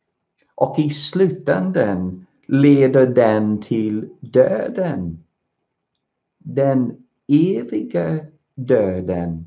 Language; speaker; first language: Swedish; non-native, fluent; English